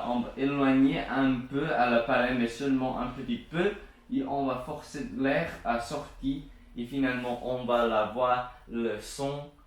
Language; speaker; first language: French; non-native, learner; Chinese